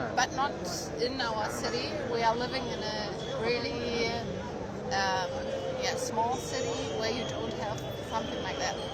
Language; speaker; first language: English; non-native, learner; German